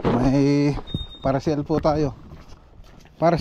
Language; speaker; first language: Filipino; native; Filipino